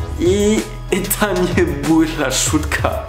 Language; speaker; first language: Russian; non-native, learner; French